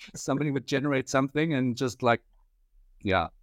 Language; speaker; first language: English; native; English